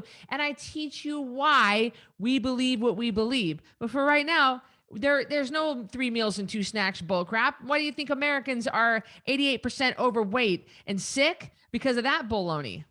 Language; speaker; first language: English; native; English